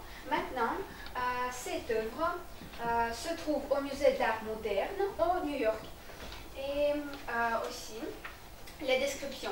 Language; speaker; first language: French; non-native, learner; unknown